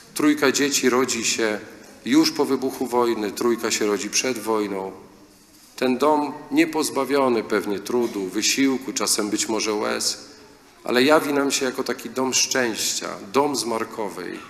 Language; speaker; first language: Polish; native; Polish